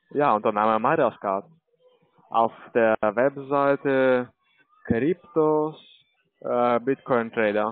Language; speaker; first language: German; non-native, learner; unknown